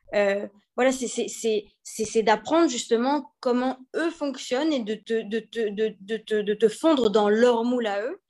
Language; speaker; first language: French; native; French